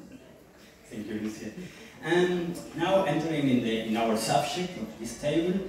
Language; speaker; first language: English; non-native, learner; Spanish